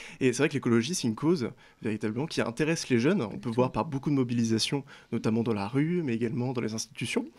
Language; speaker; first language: French; native; French